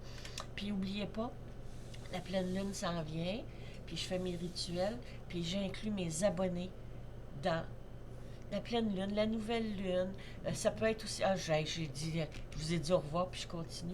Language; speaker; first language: French; native; French